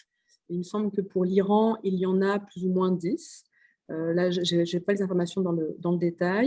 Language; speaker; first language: French; native; French